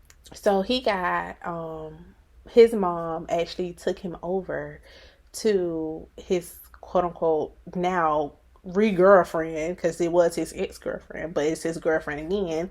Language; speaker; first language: English; native; English